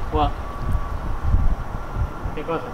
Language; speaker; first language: Spanish; early bilingual, heritage; Spanish